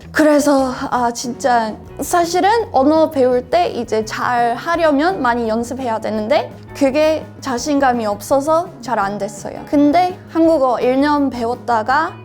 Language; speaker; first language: Korean; non-native, fluent; English